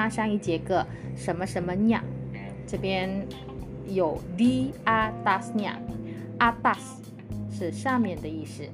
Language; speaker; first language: Chinese; non-native, fluent; Indonesian